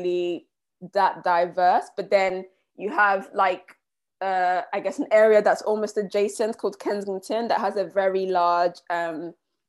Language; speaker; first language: English; native; English